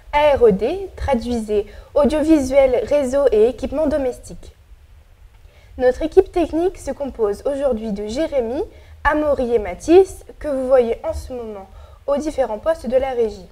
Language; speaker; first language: French; native; French